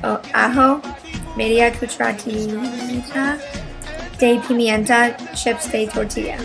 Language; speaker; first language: Spanish; non-native, learner; English